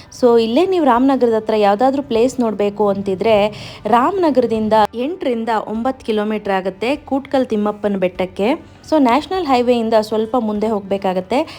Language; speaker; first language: Kannada; native; Kannada